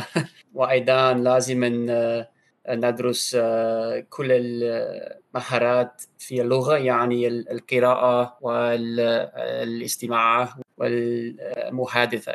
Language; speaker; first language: Arabic; non-native, learner; English